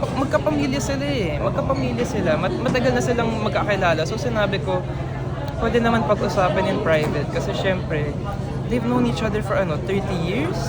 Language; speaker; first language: Filipino; non-native, local second language; English